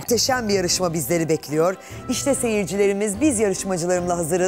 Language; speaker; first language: Turkish; native; Turkish